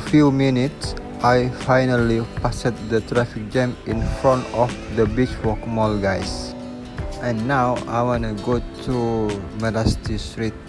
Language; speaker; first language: English; non-native, local second language; Indonesian